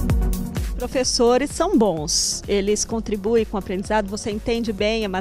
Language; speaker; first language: Portuguese; native; Portuguese